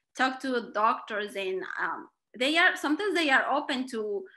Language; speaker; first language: English; non-native, fluent; Spanish